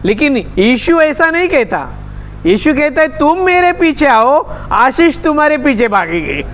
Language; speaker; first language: Hindi; non-native, local second language; Marathi